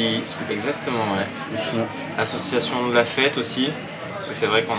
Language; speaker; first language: French; native; French